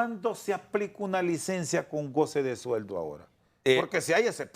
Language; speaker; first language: Spanish; native; Spanish